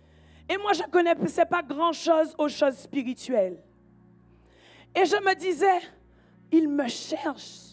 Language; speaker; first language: French; native; French